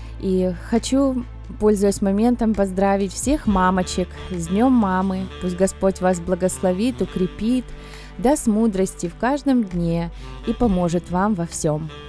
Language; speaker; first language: Russian; native; Russian